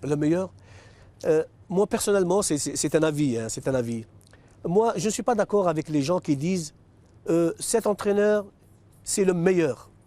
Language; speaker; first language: French; non-native, local second language; Arabic